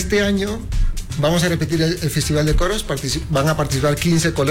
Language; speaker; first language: Spanish; native; Spanish